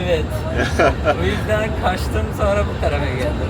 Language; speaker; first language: Turkish; non-native, fluent; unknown